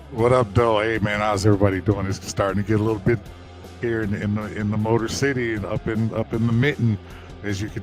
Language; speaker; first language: English; native; English